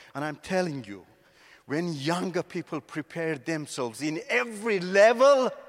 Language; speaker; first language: English; non-native, fluent; Persian